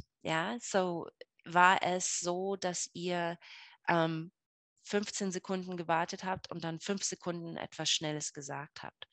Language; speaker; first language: German; non-native, fluent; English